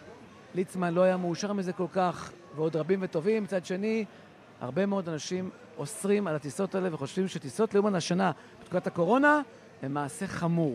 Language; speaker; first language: Hebrew; native; Hebrew